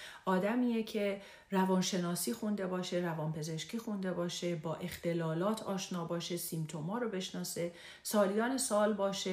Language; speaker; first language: Persian; native; Persian